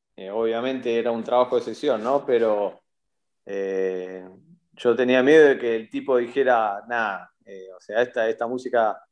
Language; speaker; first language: Spanish; native; Spanish